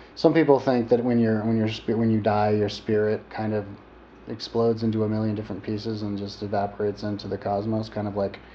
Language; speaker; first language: English; native; English